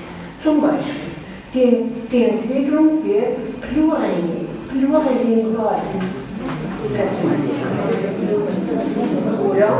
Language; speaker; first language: German; non-native, fluent; Armenian